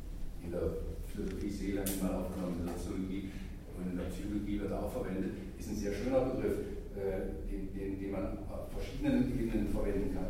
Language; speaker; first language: German; native; German